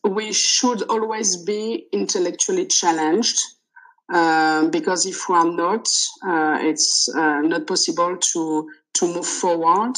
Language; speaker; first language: English; non-native, fluent; French